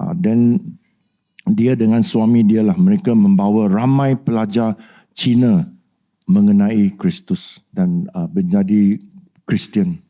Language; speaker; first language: Malay; non-native, local second language; Chinese